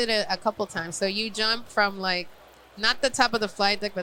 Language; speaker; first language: English; non-native, fluent; Spanish